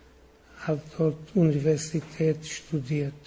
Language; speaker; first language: German; non-native, learner; Czech